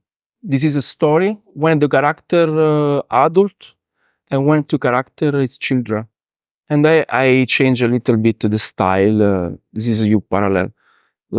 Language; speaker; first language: English; non-native, learner; Italian